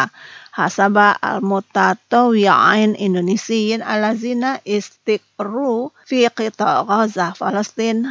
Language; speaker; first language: Arabic; non-native, fluent; Indonesian